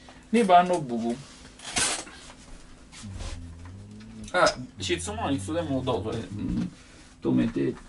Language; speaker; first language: Japanese; non-native, learner; Italian